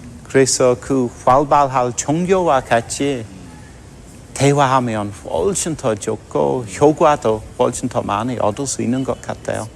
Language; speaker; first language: Korean; non-native, fluent; English